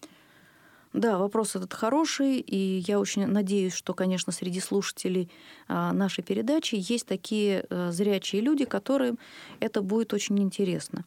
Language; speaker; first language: Russian; native; Russian